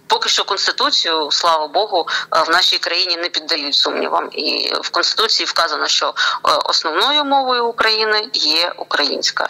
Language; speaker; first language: Ukrainian; non-native, local second language; Russian